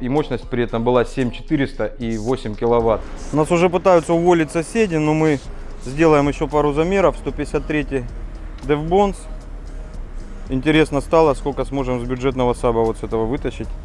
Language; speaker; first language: Russian; native; Russian